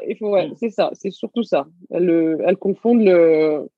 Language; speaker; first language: French; early bilingual, other home language; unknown